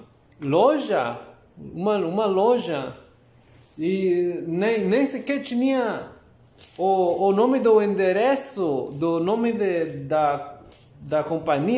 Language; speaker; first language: Portuguese; non-native, learner; Spanish